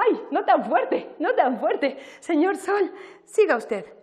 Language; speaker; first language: Spanish; native; Spanish